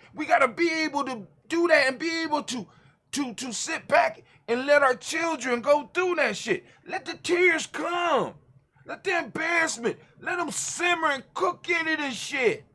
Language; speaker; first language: English; native; English